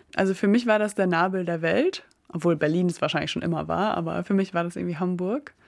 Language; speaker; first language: German; native; German